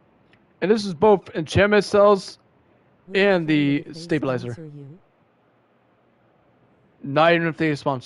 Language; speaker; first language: English; native; English